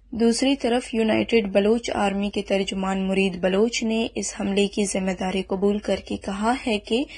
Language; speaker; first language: Urdu; non-native, local second language; Baluchi